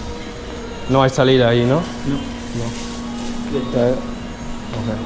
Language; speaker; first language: Spanish; non-native, fluent; English